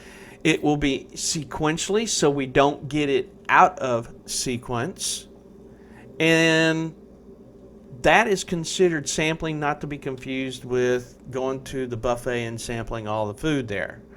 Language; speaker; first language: English; native; English